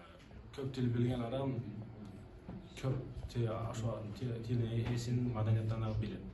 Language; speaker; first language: Kyrgyz; non-native, local second language; Uzbek